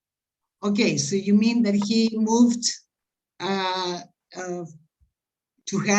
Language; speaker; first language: English; non-native, fluent; Spanish